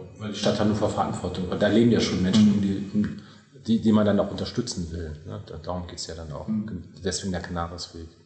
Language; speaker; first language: German; native; German